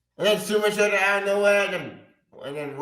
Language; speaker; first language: English; native; English